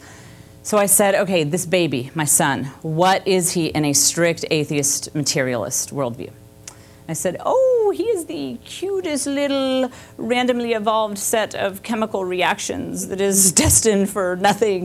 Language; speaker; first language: English; native; English